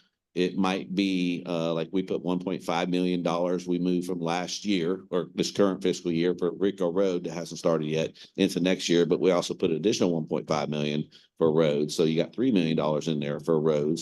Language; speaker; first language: English; native; English